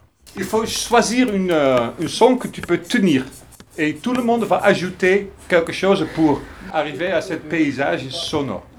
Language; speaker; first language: French; non-native, fluent; Dutch